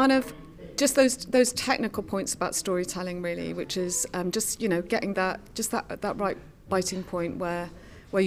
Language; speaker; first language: English; native; English